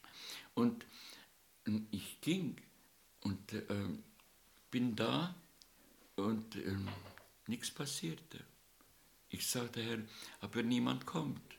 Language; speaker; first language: German; non-native, learner; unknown